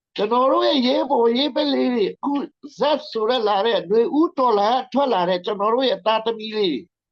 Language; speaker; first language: Burmese; non-native, local second language; Tedim Chin